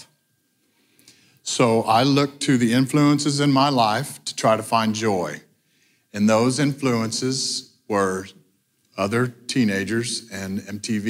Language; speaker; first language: English; native; English